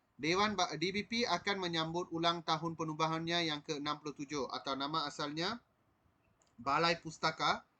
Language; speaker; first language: Malay; non-native, local second language; Tamil